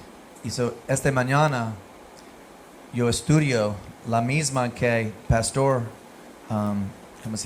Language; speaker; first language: Spanish; non-native, learner; English